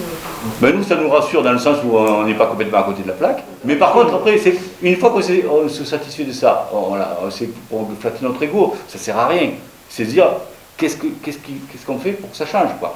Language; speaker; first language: French; native; French